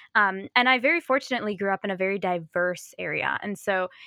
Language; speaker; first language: English; native; English